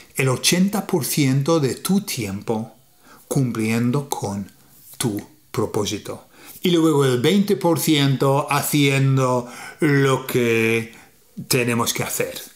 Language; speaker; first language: Spanish; non-native, fluent; English